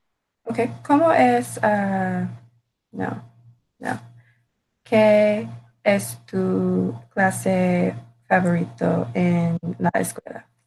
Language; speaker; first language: Spanish; non-native, learner; English